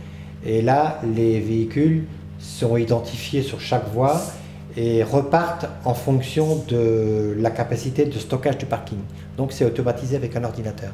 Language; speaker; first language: French; native; French